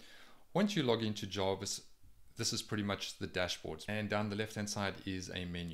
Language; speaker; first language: English; native; English